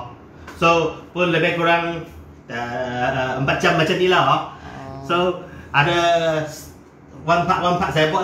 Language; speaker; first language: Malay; non-native, local second language; Chinese